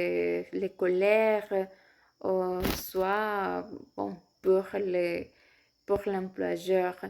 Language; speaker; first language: French; non-native, fluent; Spanish